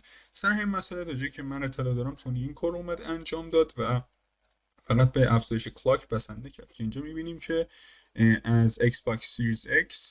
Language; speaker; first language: Persian; native; Persian